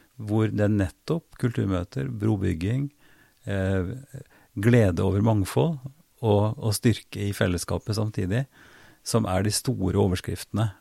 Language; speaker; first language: Norwegian; native; Norwegian